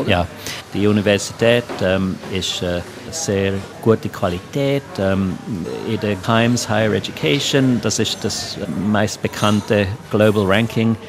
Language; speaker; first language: German; non-native, local second language; English